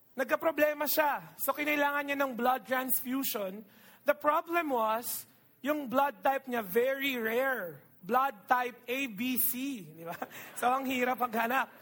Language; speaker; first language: Filipino; non-native, local second language; Iloko